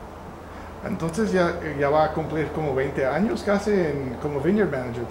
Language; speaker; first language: Spanish; non-native, fluent; English